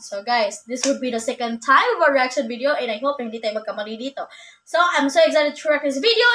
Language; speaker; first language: English; non-native, local second language; Cebuano